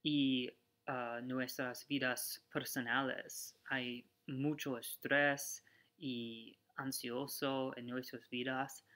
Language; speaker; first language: Spanish; non-native, learner; English